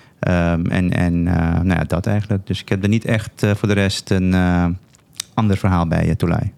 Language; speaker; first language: Dutch; native; Dutch